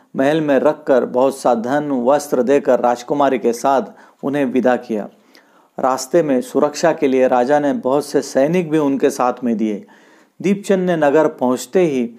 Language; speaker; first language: Hindi; non-native, local second language; Marathi